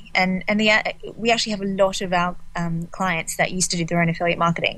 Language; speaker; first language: English; native; English